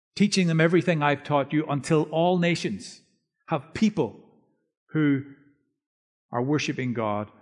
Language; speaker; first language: English; native; English